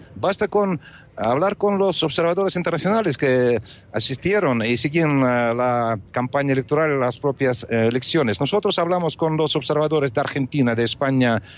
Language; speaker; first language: Spanish; non-native, fluent; Russian